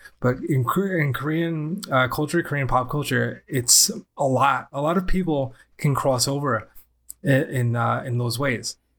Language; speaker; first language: English; native; English